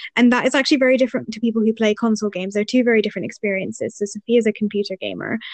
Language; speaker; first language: English; early bilingual, other home language; Arabic